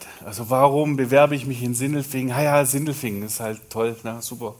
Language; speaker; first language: German; native; German